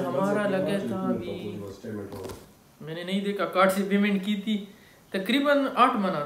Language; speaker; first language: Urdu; non-native, local second language; Pashto